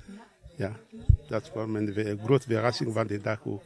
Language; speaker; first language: Dutch; non-native, learner; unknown